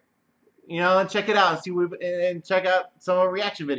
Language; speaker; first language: English; native; English